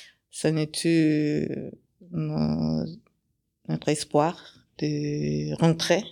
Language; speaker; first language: French; non-native, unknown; Kyrgyz